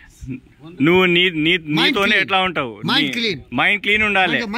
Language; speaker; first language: Telugu; native; Telugu